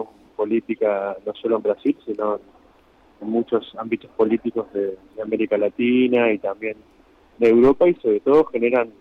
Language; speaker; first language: Spanish; native; Spanish